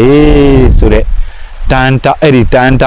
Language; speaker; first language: Burmese; non-native, fluent; Mizo